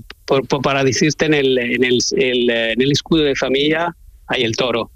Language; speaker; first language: Spanish; non-native, learner; Italian